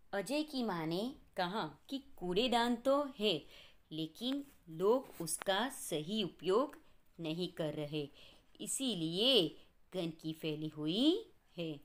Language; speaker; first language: Hindi; non-native, local second language; Gujarati